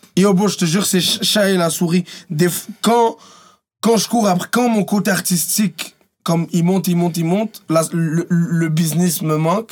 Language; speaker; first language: French; early bilingual, other home language; Arabic